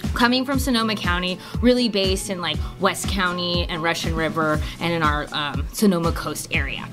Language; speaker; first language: English; native; English